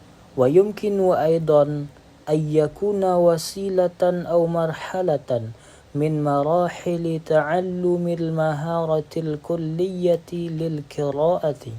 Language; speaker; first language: Arabic; non-native, learner; Indonesian